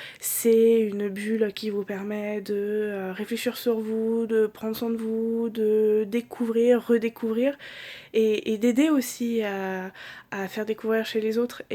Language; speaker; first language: French; native; French